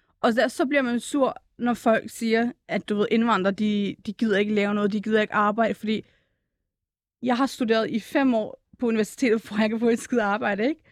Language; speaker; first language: Danish; early bilingual, other home language; Turkish